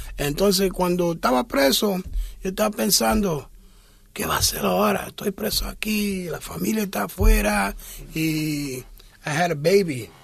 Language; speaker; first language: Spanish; early bilingual, heritage; English